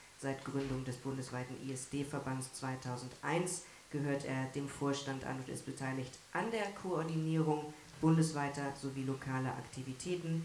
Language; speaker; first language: German; native; German